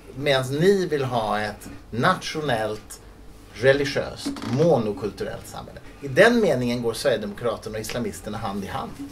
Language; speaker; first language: Swedish; native; Swedish